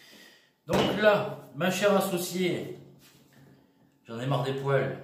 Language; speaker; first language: French; native; French